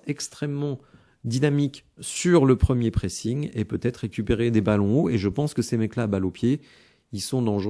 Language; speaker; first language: French; native; French